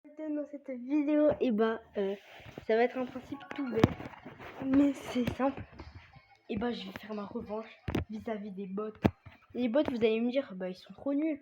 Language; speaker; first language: French; native; French